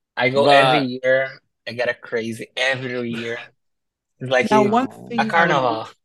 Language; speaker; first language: English; non-native, learner; Portuguese